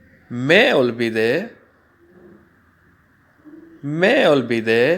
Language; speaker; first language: Spanish; non-native, fluent; Urdu